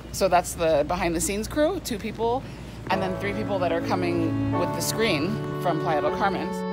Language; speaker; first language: English; native; English